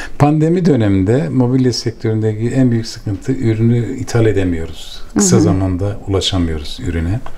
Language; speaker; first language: Turkish; native; Turkish